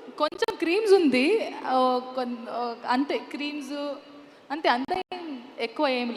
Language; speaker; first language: Telugu; non-native, learner; Kannada